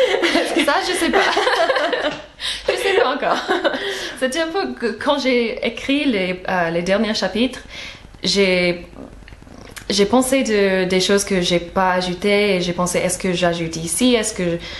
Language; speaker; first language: French; non-native, fluent; English